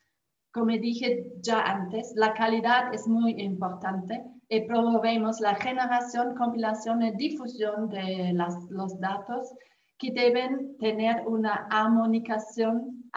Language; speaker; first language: Spanish; non-native, fluent; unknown